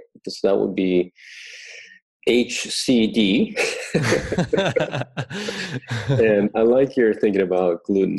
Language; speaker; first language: English; native; English